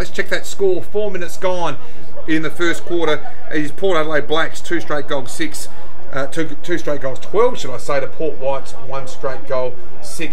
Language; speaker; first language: English; native; English